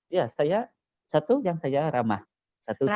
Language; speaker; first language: Indonesian; non-native, learner; Khmer